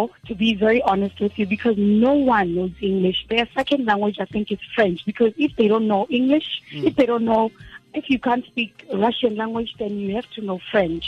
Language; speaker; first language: English; non-native, local second language; Zulu